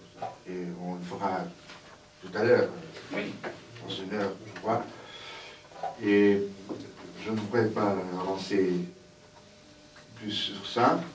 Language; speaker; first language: French; non-native, fluent; Portuguese